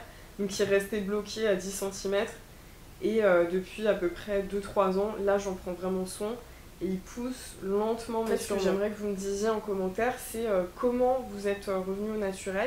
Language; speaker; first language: French; native; French